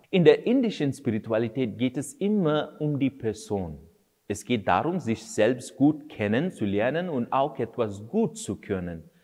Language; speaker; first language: German; non-native, fluent; Kannada